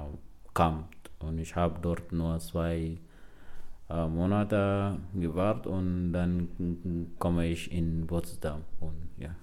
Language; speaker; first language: German; non-native, learner; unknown